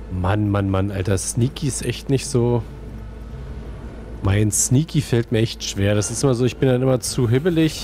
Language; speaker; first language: German; native; German